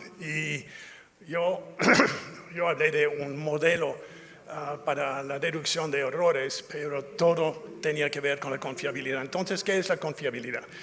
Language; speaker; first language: Spanish; non-native, fluent; English